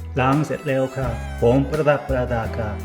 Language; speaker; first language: Thai; non-native, learner; Korean